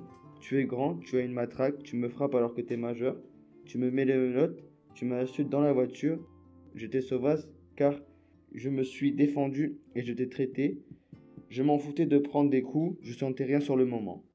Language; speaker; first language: French; native; French